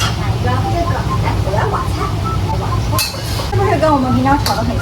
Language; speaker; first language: Chinese; native; Chinese